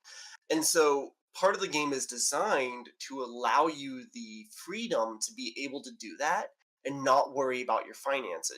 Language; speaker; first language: English; native; English